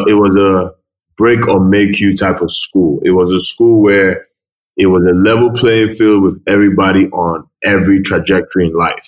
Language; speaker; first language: English; non-native, local second language; Igbo